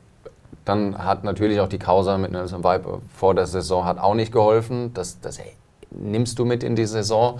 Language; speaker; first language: German; native; German